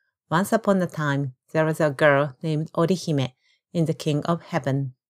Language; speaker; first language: English; non-native, fluent; Japanese